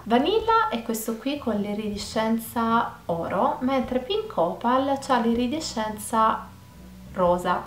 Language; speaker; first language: Italian; native; Italian